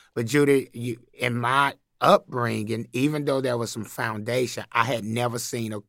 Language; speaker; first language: English; native; English